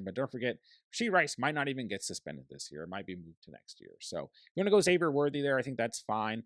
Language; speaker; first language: English; native; English